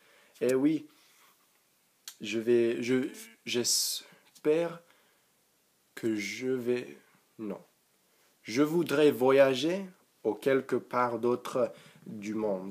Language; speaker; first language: French; non-native, learner; English